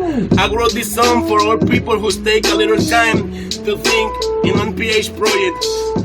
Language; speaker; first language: English; non-native, learner; Spanish